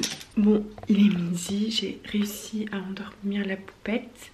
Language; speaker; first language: French; native; French